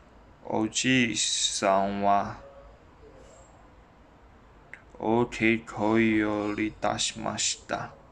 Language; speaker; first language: Japanese; non-native, learner; Chinese